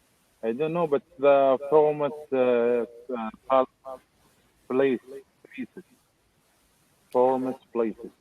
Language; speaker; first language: English; non-native, learner; Arabic